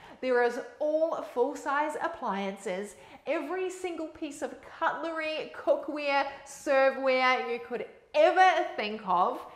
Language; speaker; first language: English; native; English